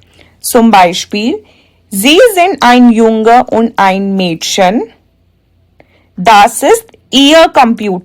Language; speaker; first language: German; non-native, fluent; Hindi